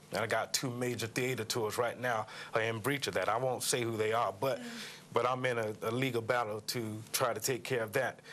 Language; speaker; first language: English; native; English